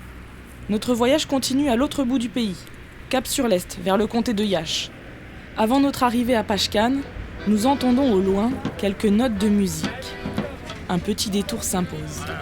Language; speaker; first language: French; native; French